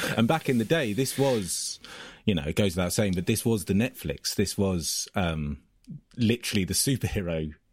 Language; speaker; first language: English; native; English